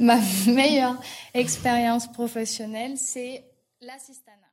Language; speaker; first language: French; non-native, fluent; German